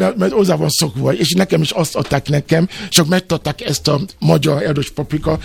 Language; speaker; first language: Hungarian; non-native, fluent; Yoruba